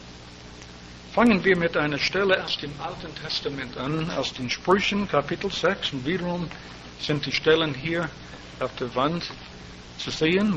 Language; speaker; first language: German; native; German